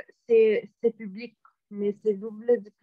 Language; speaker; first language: French; non-native, learner; Arabic